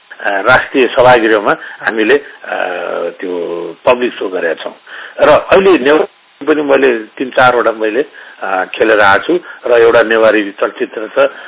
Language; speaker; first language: Nepali; non-native, local second language; Newari